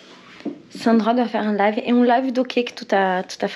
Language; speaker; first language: Portuguese; non-native, fluent; French